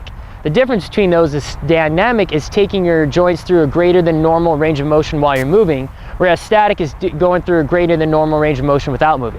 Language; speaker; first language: English; native; English